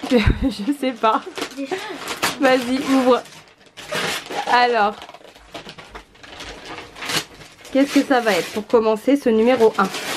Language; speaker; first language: French; native; French